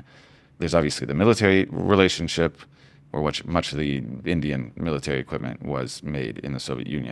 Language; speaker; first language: English; native; English